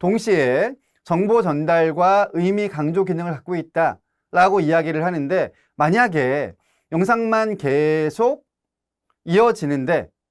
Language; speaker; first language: Korean; native; Korean